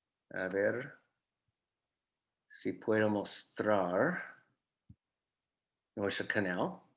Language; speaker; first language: Spanish; non-native, fluent; English